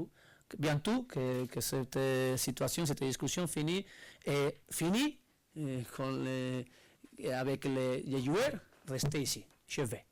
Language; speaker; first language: French; non-native, learner; Spanish